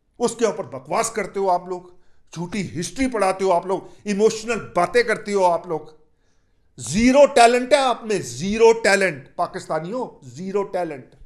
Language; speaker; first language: Hindi; native; Hindi